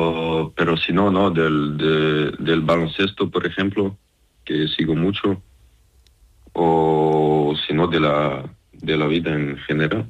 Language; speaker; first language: Spanish; non-native, fluent; French